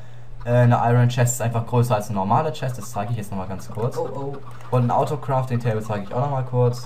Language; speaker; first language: German; native; German